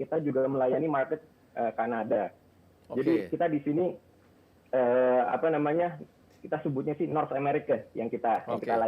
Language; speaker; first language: Indonesian; native; Indonesian